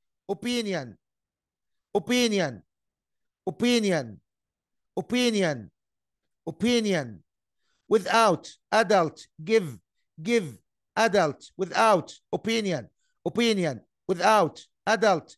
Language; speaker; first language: English; non-native, fluent; Arabic